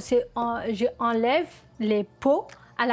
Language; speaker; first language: French; non-native, learner; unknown